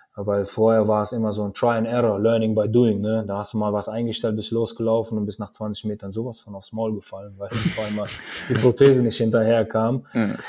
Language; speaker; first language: German; early bilingual, other home language; Russian